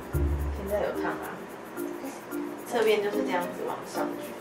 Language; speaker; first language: Chinese; native; Chinese